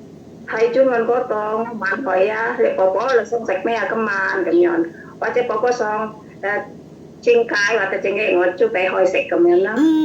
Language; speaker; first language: Cantonese; non-native, learner; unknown